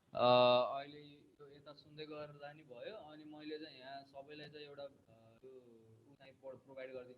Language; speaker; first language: Nepali; native; Nepali